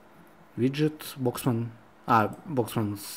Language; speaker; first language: English; non-native, learner; Russian